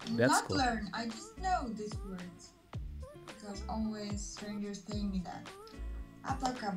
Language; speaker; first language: English; non-native, learner; Kazakh